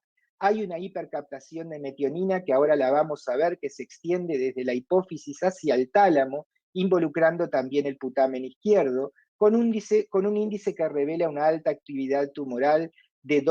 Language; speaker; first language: Spanish; native; Spanish